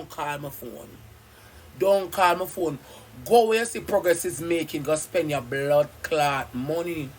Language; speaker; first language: English; non-native, local second language; Jamaican Creole English